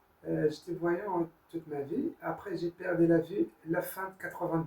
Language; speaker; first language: French; non-native, learner; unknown